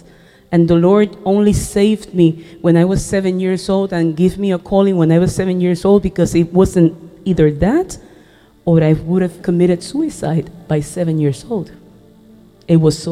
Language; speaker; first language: English; non-native, fluent; Spanish